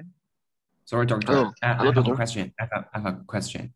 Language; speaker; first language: English; non-native, learner; Chinese